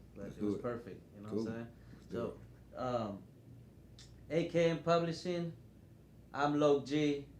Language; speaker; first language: English; native; English